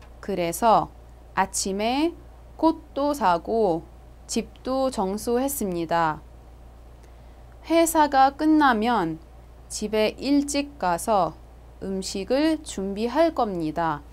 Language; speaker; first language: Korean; non-native, fluent; Arabic